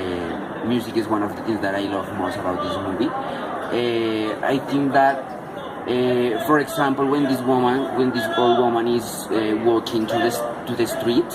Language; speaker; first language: English; non-native, learner; Spanish